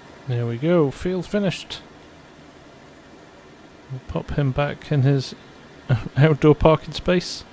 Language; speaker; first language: English; native; English